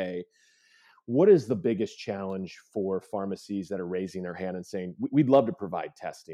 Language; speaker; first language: English; native; English